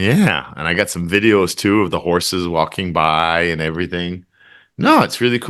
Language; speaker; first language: English; native; English